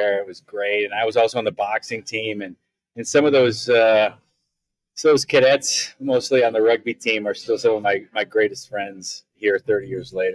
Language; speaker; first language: English; native; English